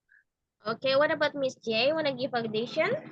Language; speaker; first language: English; non-native, learner; Indonesian